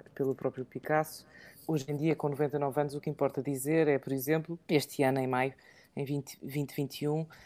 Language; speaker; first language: Portuguese; early bilingual, other home language; English